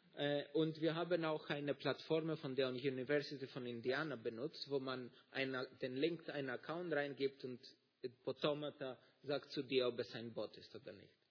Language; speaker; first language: German; non-native, fluent; Greek